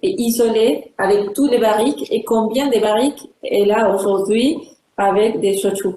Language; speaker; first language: French; non-native, fluent; Spanish